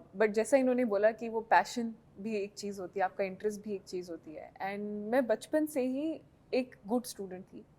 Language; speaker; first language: Hindi; native; Hindi